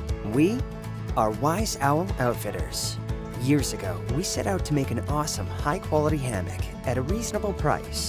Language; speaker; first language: English; native; English